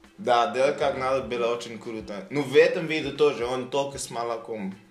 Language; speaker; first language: Russian; non-native, learner; English